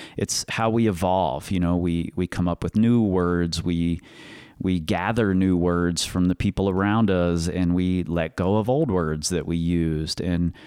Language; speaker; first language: English; native; English